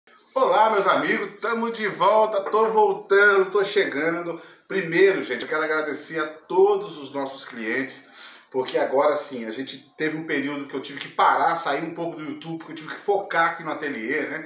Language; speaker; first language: Portuguese; native; Portuguese